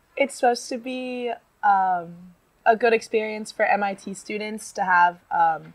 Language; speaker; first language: English; native; English